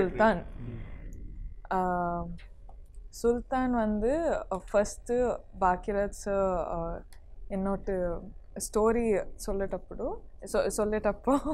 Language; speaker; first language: Tamil; non-native, learner; Kodava